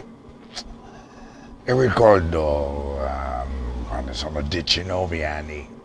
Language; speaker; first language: Italian; non-native, learner; English